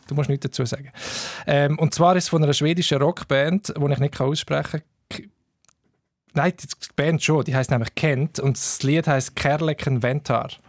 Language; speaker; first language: German; native; German